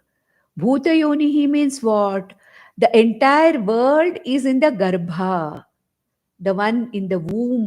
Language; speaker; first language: English; non-native, local second language; Konkani